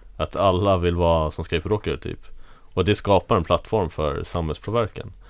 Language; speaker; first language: Swedish; native; Swedish